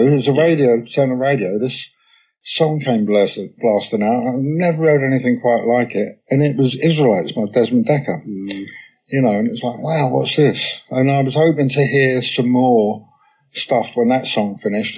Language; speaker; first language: English; native; English